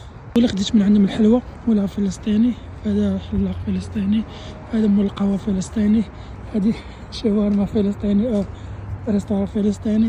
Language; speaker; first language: Arabic; native; Arabic